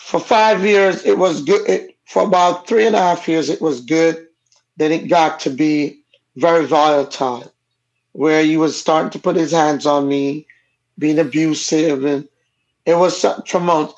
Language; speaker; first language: English; non-native, local second language; Jamaican Creole English